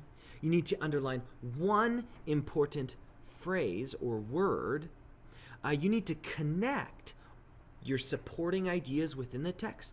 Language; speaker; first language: English; native; English